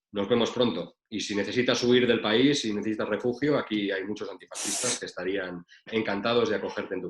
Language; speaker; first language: Spanish; native; Spanish